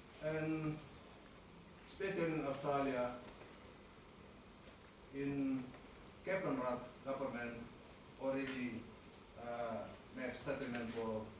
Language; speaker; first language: English; non-native, learner; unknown